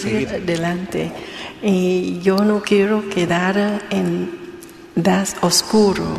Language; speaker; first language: Spanish; non-native, learner; Vietnamese